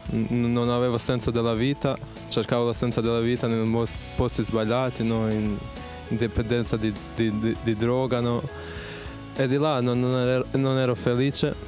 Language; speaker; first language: Italian; non-native, fluent; Bosnian